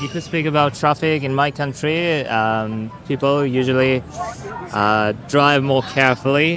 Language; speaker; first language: English; non-native, fluent; Russian